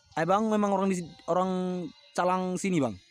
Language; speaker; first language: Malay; non-native, local second language; Achinese